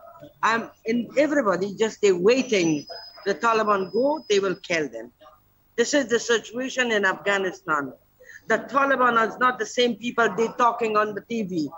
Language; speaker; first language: English; non-native, learner; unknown